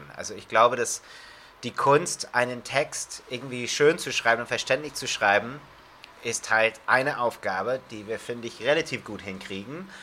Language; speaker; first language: German; non-native, fluent; English